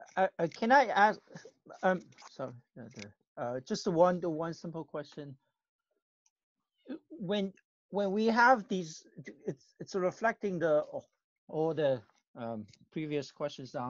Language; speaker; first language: English; non-native, fluent; Chinese